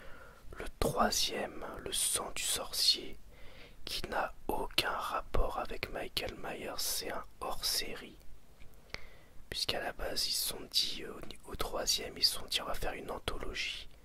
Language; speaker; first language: French; native; French